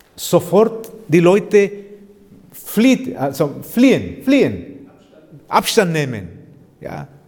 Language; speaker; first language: German; non-native, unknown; Spanish